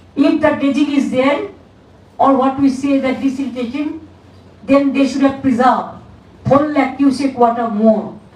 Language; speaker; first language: English; non-native, local second language; Bangla